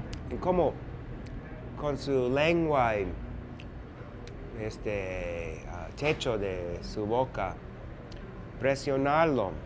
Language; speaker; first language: Spanish; non-native, learner; English